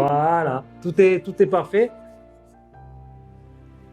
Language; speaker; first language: French; native; French